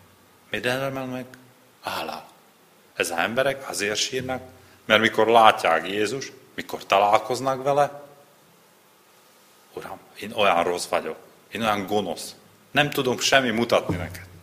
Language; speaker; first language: Hungarian; non-native, learner; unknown